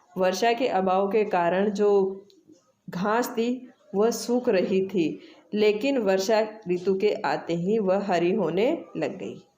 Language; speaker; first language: Hindi; native; Hindi